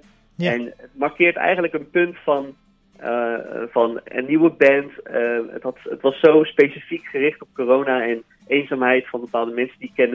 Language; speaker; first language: Dutch; native; Dutch